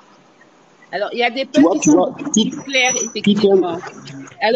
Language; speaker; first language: French; native; French